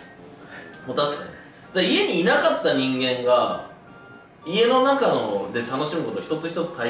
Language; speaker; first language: Japanese; native; Japanese